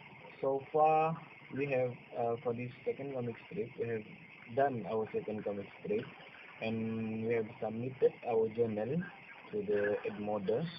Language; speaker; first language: English; non-native, local second language; Malay